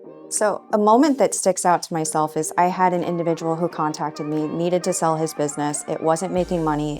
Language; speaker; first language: English; native; English